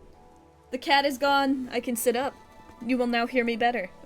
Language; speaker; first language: English; native; English